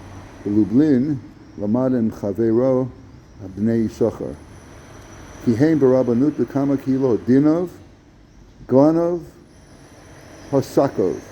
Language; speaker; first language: Hebrew; non-native, fluent; English